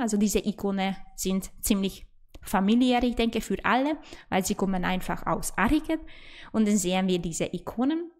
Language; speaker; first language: German; non-native, fluent; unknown